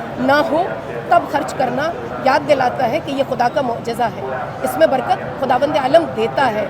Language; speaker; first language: Urdu; native; Urdu